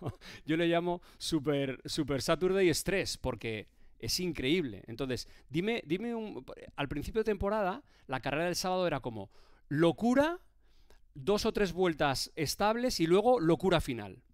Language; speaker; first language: Spanish; native; Spanish